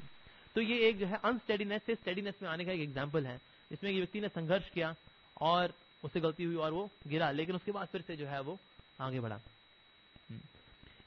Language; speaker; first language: Hindi; native; Hindi